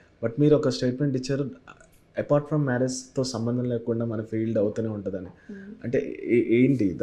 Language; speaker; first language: Telugu; native; Telugu